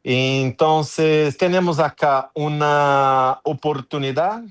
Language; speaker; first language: Spanish; non-native, fluent; Portuguese